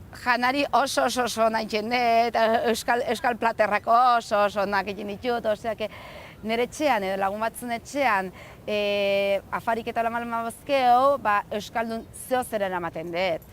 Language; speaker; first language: Basque; non-native, local second language; Spanish